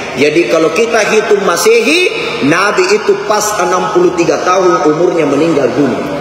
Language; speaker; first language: Malay; non-native, local second language; Buginese